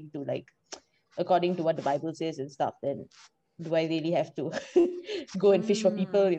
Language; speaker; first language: English; non-native, local second language; Tamil